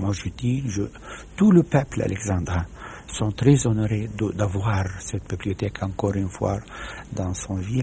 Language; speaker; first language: French; non-native, fluent; Arabic